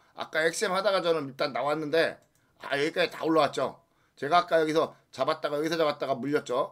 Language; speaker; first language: Korean; native; Korean